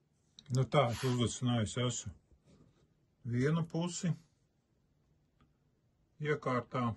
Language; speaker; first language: Latvian; native; Latvian